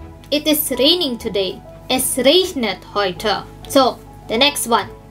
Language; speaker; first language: English; non-native, local second language; Filipino